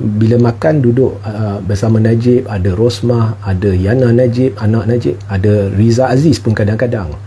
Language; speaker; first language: Malay; non-native, local second language; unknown